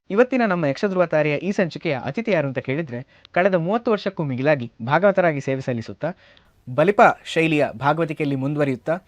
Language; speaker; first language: Kannada; native; Kannada